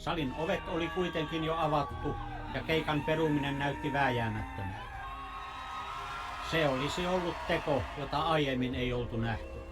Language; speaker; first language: Finnish; native; Finnish